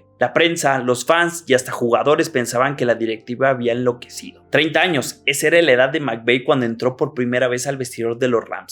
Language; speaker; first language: Spanish; native; Spanish